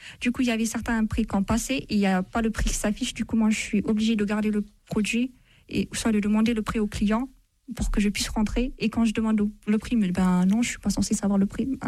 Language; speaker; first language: French; non-native, fluent; Amharic